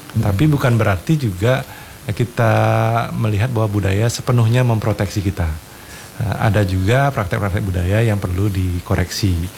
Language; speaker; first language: Indonesian; non-native, local second language; Balinese